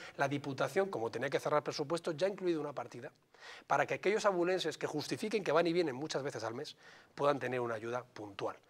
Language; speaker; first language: Spanish; native; Spanish